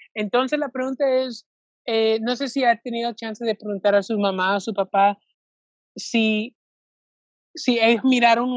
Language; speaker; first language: Spanish; early bilingual, heritage; Spanish